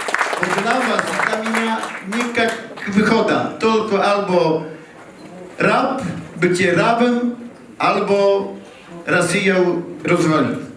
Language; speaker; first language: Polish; early bilingual, heritage; Polish